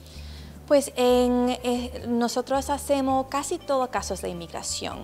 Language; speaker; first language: Spanish; non-native, fluent; English